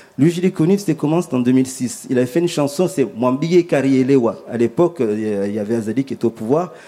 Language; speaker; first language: French; early bilingual, other home language; Ngazidja Comorian